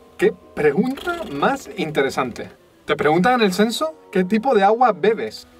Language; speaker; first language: Spanish; native; Spanish